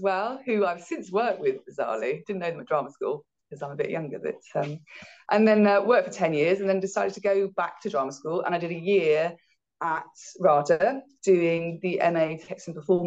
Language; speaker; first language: English; native; English